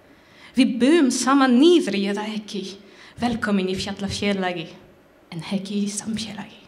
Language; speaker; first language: Icelandic; non-native, learner; French